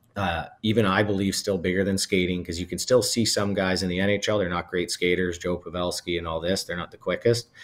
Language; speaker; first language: English; native; English